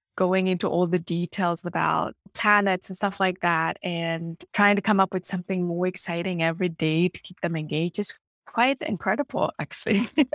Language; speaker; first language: English; non-native, local second language; Ganda